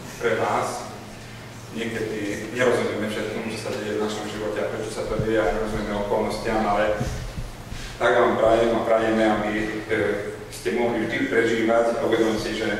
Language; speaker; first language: Slovak; non-native, local second language; Hungarian